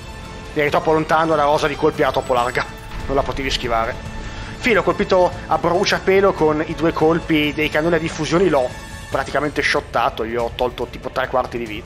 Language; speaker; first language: Italian; native; Italian